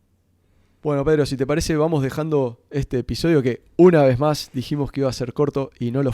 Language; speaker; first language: Spanish; native; Spanish